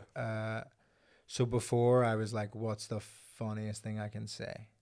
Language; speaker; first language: English; native; English